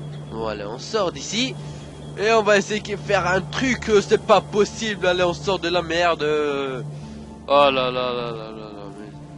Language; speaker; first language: French; native; French